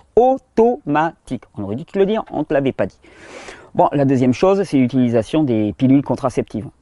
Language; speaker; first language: French; native; French